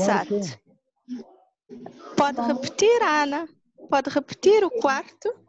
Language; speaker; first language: Portuguese; non-native, local second language; Kabuverdianu